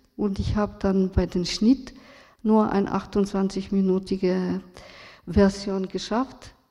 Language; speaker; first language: German; non-native, fluent; Romanian